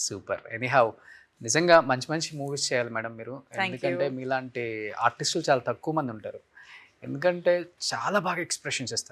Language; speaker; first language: Telugu; native; Telugu